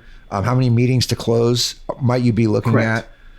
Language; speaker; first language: English; native; English